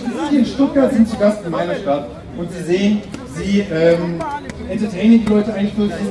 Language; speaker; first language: German; native; German